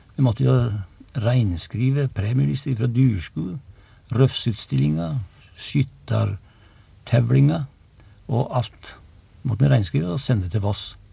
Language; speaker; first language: Norwegian; native; Norwegian